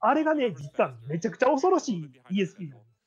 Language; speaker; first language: Japanese; native; Japanese